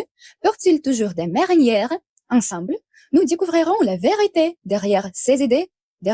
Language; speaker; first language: French; non-native, fluent; Russian